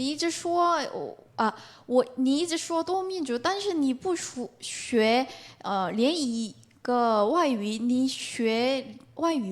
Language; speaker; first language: Chinese; non-native, learner; Korean